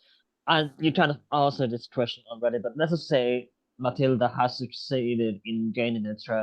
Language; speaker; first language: English; non-native, fluent; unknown